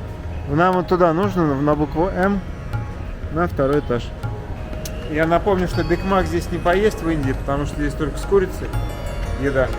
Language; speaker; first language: Russian; native; Russian